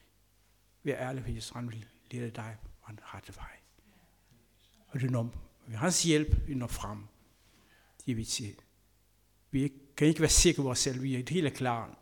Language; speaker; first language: Danish; non-native, learner; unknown